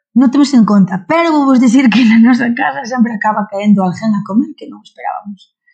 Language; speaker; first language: Galician; non-native, local second language; Spanish